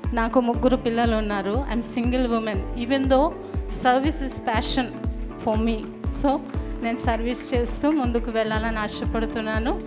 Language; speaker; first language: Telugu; non-native, local second language; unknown